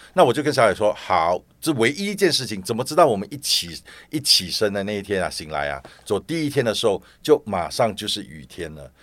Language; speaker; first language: Chinese; native; Chinese